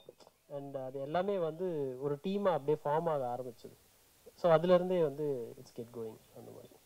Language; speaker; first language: Tamil; native; Tamil